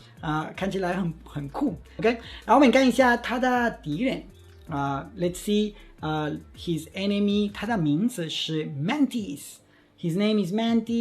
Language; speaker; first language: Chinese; non-native, fluent; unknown